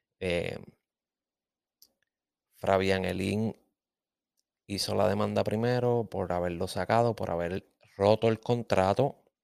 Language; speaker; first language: Spanish; native; Spanish